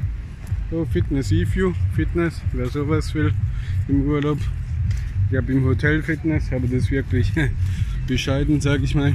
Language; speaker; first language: German; native; German